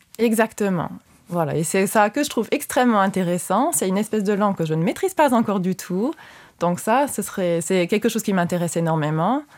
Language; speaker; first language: French; non-native, local second language; Luxembourgish